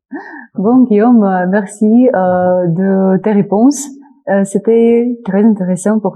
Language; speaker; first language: French; non-native, fluent; Russian